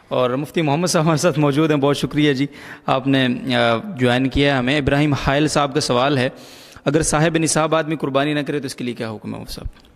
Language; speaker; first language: Urdu; native; Urdu